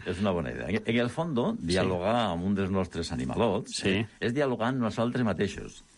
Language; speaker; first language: Catalan; non-native, local second language; Spanish